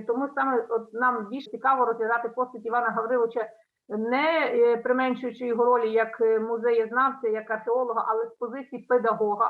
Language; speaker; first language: Ukrainian; native; Ukrainian